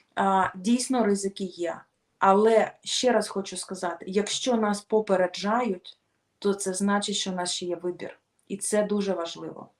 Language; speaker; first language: Ukrainian; non-native, local second language; Russian